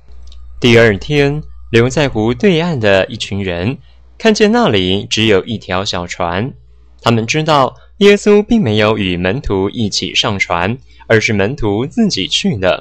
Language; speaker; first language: Chinese; native; Chinese